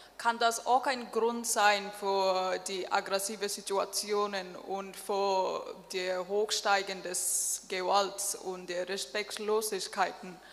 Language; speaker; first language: German; non-native, learner; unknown